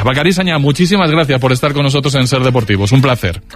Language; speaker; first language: Spanish; native; Spanish